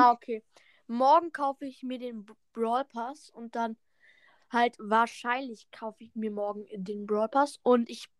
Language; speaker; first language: German; early bilingual, other home language; Vietnamese